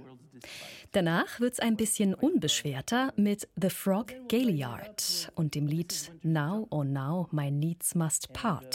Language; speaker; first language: German; native; German